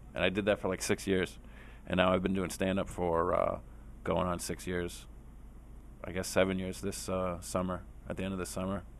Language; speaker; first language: English; native; English